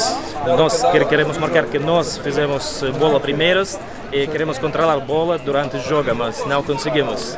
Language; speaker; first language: Portuguese; non-native, fluent; Russian